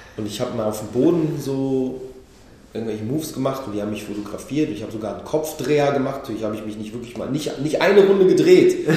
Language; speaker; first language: German; early bilingual, other home language; Hebrew